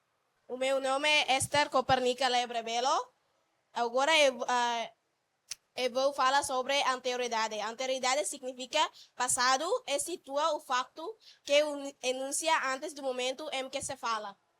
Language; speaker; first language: Portuguese; non-native, learner; Tetum